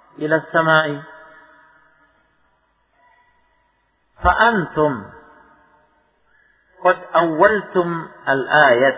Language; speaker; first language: Arabic; non-native, fluent; Indonesian